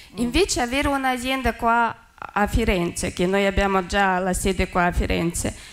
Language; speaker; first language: Italian; non-native, fluent; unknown